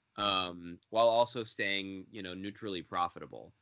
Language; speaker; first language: English; native; English